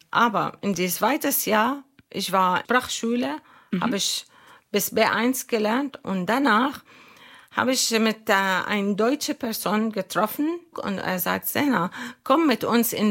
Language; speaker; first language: German; non-native, learner; Arabic